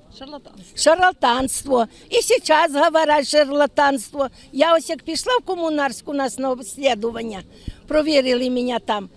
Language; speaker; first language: Ukrainian; native; Ukrainian